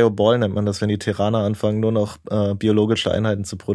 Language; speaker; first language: German; native; German